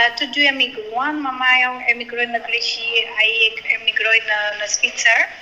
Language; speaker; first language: Albanian; early bilingual, heritage; Greek